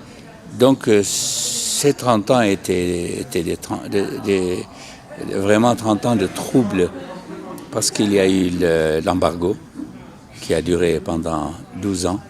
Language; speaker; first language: French; non-native, fluent; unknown